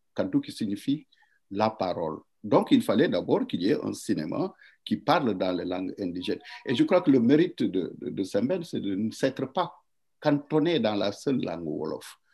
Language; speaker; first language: French; non-native, local second language; Wolof